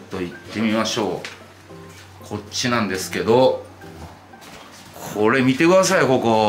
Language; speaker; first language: Japanese; native; Japanese